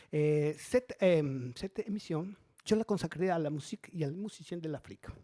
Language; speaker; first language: French; non-native, learner; Spanish